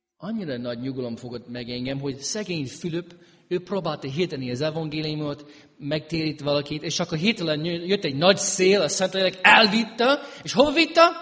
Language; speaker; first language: Hungarian; early bilingual, heritage; Hungarian